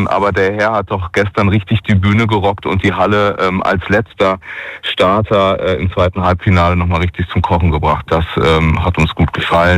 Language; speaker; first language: German; native; German